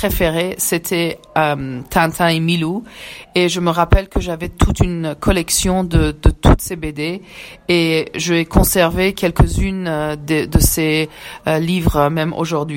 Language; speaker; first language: French; early bilingual, other home language; Persian